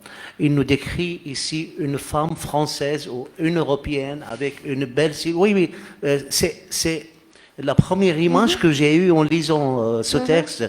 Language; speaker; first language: French; non-native, fluent; Arabic